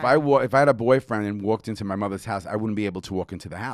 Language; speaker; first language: English; native; English